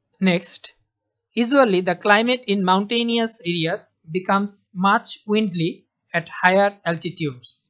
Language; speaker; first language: English; non-native, local second language; Bangla